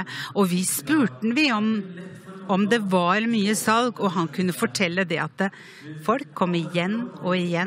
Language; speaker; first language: Norwegian; native; Norwegian